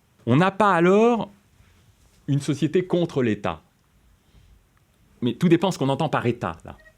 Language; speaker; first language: French; native; French